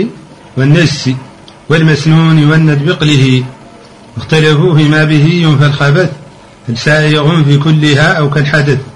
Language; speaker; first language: Arabic; native; Arabic